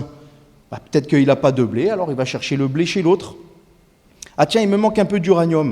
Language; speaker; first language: French; native; French